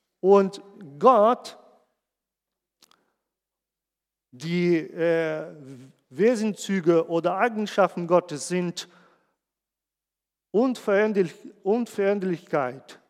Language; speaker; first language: German; non-native, fluent; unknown